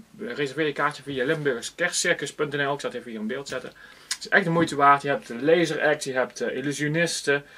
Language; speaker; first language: Dutch; native; Dutch